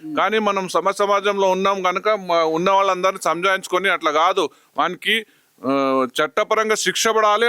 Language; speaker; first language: Telugu; native; Telugu